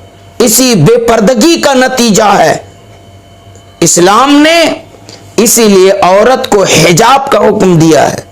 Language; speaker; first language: Urdu; native; Urdu